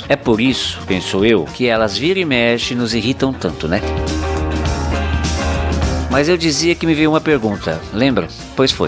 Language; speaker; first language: Portuguese; native; Portuguese